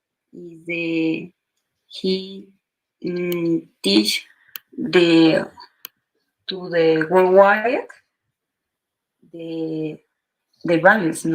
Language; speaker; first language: English; non-native, learner; Spanish